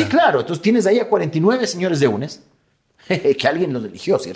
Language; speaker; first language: Spanish; native; Spanish